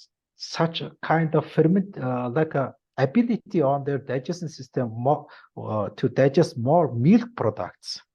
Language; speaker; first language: English; non-native, learner; Mongolian